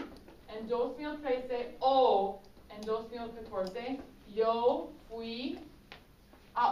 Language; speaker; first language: Spanish; non-native, fluent; English